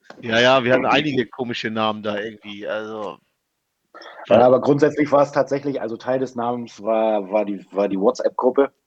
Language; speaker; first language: German; native; German